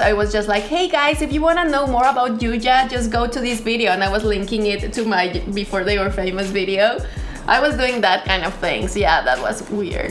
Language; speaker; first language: English; non-native, fluent; Spanish